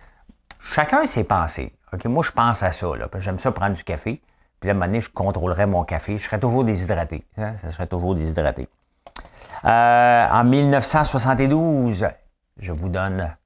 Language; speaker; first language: French; native; French